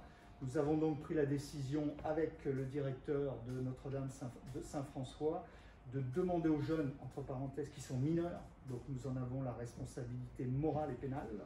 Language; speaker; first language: French; native; French